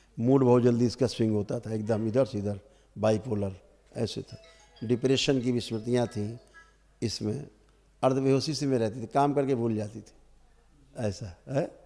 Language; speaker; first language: Hindi; native; Hindi